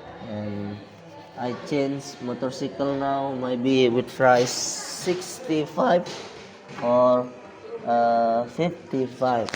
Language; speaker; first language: English; non-native, learner; Indonesian